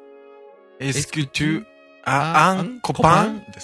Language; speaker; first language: French; non-native, learner; Japanese